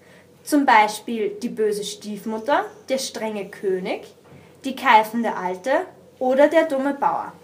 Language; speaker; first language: German; native; German